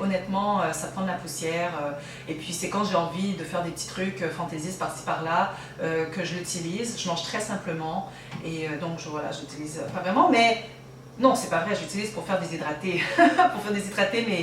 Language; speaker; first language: French; native; French